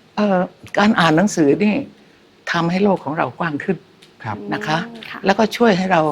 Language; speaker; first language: Thai; native; Thai